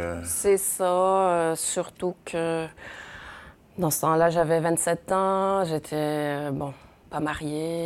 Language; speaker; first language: French; early bilingual, other home language; Spanish